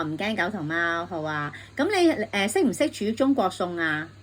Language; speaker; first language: Cantonese; native; Cantonese